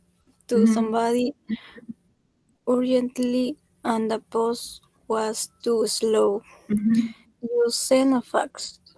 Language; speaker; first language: English; non-native, learner; Spanish